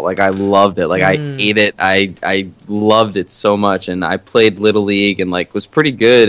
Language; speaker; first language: English; native; English